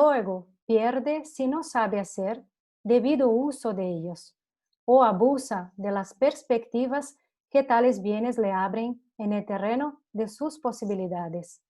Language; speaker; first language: Spanish; non-native, fluent; Portuguese